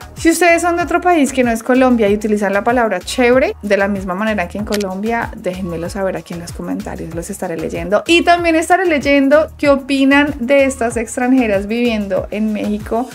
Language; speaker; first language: Spanish; native; Spanish